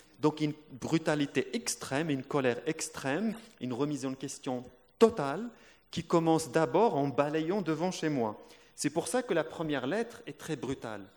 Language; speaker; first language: French; non-native, local second language; Arabic